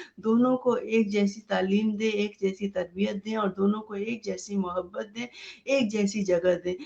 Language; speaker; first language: Hindi; non-native, local second language; Urdu